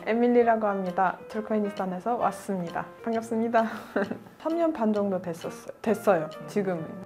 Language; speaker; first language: Korean; non-native, fluent; Russian